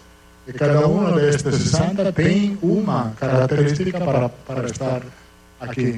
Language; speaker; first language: Spanish; non-native, fluent; Italian